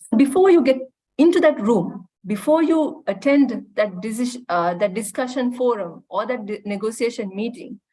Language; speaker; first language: English; non-native, local second language; Sinhala